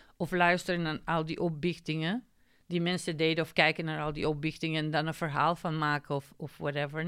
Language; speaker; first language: Dutch; non-native, fluent; Macedonian